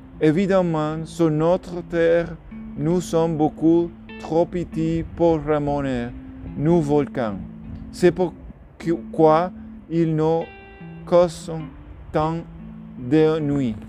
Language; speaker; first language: French; non-native, learner; Spanish